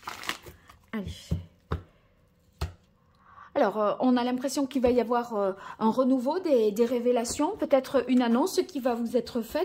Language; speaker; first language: French; native; French